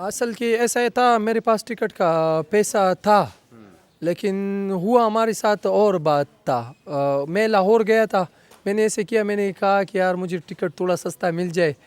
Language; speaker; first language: Hindi; non-native, local second language; Pashto